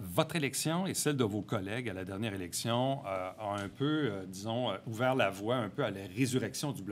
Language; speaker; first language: French; native; French